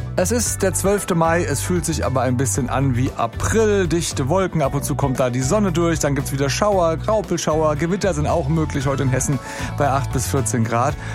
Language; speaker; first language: German; native; German